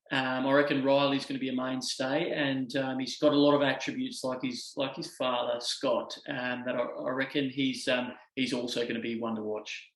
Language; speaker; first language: English; native; English